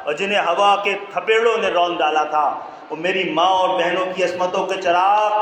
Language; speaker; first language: Urdu; native; Urdu